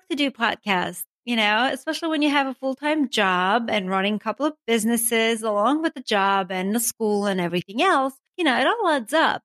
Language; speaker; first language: English; non-native, fluent; Armenian